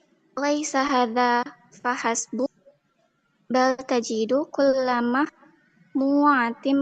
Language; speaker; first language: Arabic; non-native, learner; Indonesian